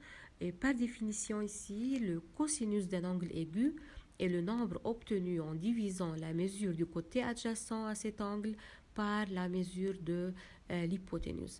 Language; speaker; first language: French; non-native, local second language; Arabic